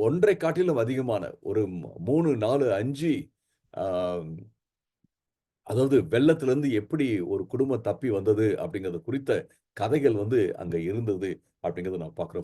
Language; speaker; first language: Tamil; native; Tamil